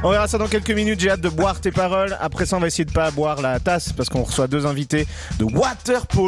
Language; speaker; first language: French; native; French